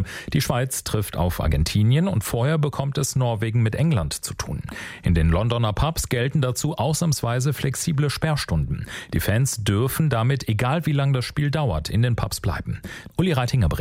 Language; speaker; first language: German; native; German